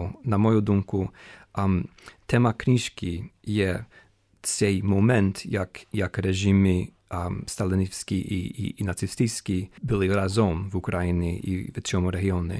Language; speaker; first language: Ukrainian; non-native, fluent; English